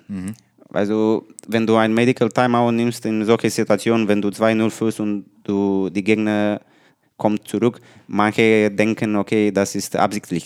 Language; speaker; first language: German; non-native, learner; Romanian